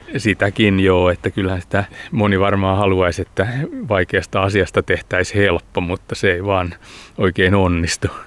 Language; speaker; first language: Finnish; native; Finnish